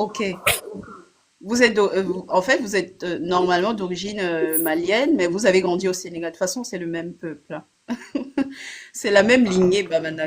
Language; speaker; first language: French; native; French